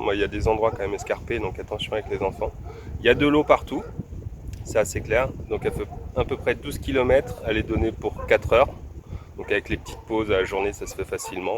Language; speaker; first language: French; native; French